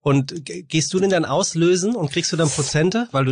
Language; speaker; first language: German; native; German